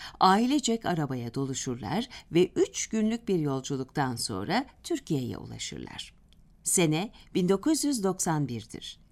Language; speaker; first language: Turkish; native; Turkish